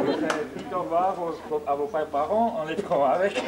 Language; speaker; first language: French; non-native, local second language; German